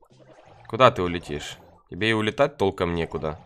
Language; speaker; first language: Russian; native; Russian